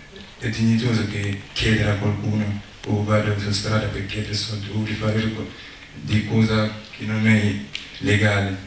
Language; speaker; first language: Italian; non-native, learner; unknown